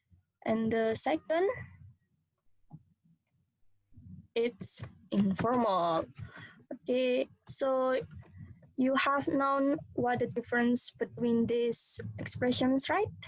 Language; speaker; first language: English; non-native, learner; Indonesian